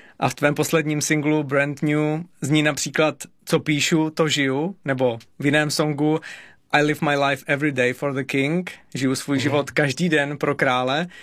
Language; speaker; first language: Czech; native; Czech